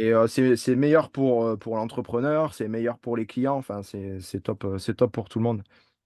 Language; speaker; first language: French; native; French